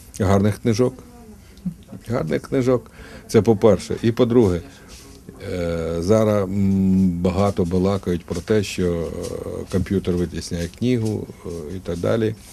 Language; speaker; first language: Ukrainian; non-native, local second language; Russian